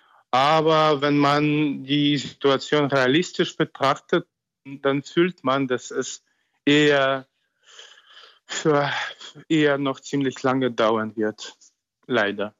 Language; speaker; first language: German; non-native, fluent; Ukrainian